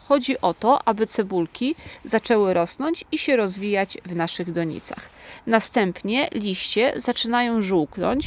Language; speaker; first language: Polish; native; Polish